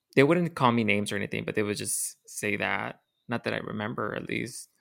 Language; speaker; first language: English; early bilingual, other home language; Spanish